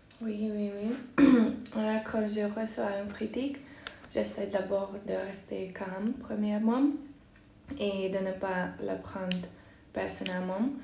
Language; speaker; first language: French; non-native, fluent; Hungarian